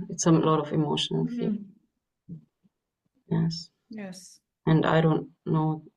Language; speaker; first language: English; non-native, fluent; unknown